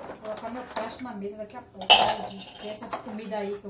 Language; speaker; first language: Portuguese; native; Portuguese